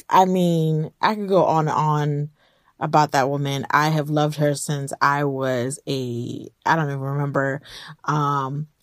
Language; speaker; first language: English; early bilingual, other home language; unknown